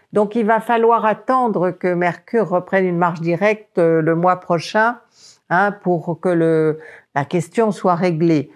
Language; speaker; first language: French; native; French